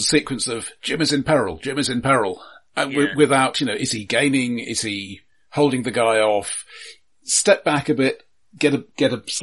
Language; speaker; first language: English; native; English